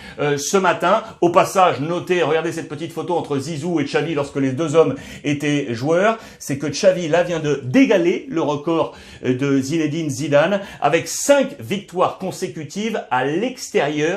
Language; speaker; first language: French; native; French